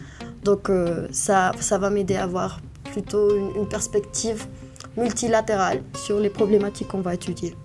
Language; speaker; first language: French; non-native, fluent; Spanish